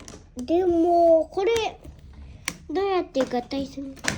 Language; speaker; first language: Japanese; early bilingual, other home language; Filipino